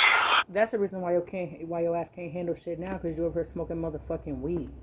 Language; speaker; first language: English; native; English